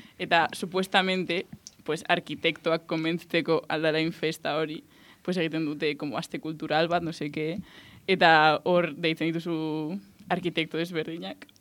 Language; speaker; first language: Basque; non-native, local second language; Spanish